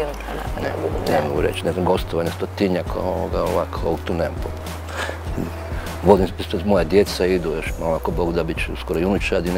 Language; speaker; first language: Croatian; native; Croatian